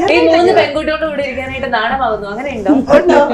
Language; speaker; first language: Malayalam; native; Malayalam